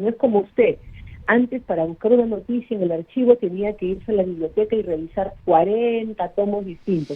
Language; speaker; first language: Spanish; native; Spanish